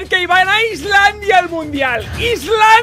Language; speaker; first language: Catalan; native; Catalan